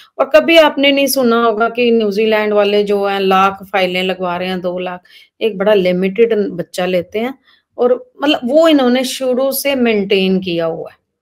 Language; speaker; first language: Hindi; native; Hindi